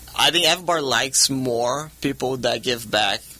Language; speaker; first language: English; non-native, fluent; Portuguese